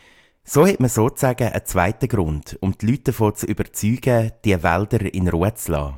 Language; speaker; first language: German; native; German